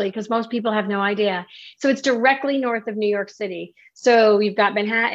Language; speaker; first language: English; native; English